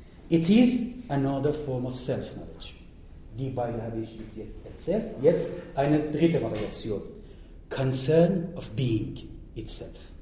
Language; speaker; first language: German; non-native, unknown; Persian